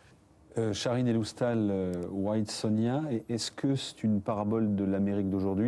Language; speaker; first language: French; native; French